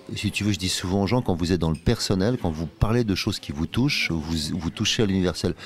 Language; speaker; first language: French; native; French